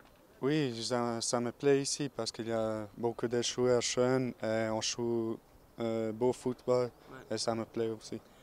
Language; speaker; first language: French; non-native, local second language; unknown